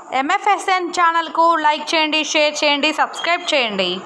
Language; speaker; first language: Telugu; native; Telugu